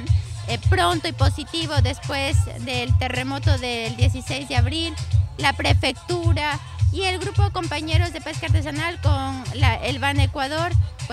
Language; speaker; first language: Spanish; native; Spanish